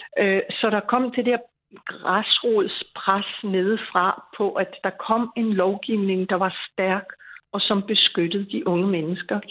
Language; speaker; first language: Danish; native; Danish